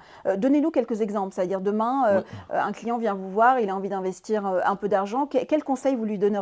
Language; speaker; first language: French; native; French